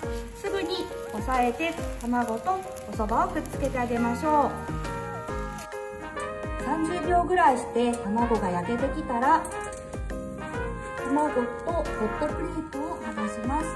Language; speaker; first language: Japanese; native; Japanese